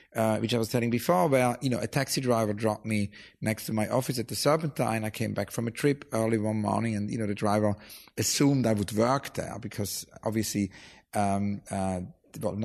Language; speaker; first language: English; non-native, fluent; German